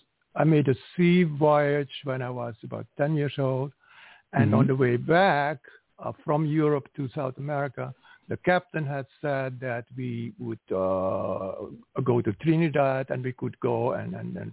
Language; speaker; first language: English; non-native, fluent; Dutch